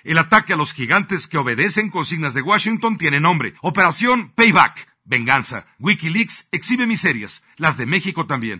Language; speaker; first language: Spanish; native; Spanish